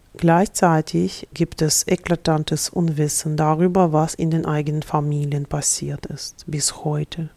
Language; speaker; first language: German; non-native, fluent; Russian